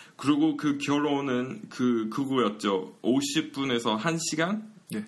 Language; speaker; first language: Korean; non-native, fluent; English